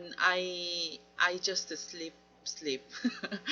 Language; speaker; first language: English; non-native, learner; Korean